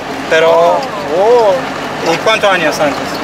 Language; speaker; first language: Spanish; non-native, learner; Romanian